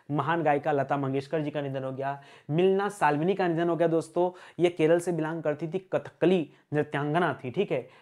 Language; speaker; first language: Hindi; native; Hindi